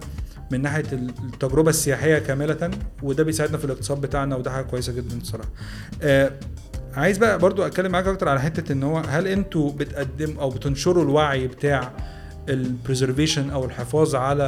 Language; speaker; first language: Arabic; native; Arabic